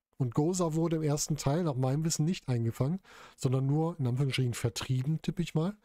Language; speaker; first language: German; native; German